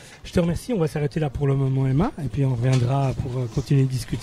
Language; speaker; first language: French; native; French